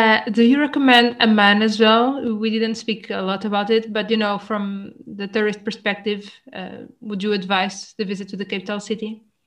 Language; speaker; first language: English; non-native, fluent; Portuguese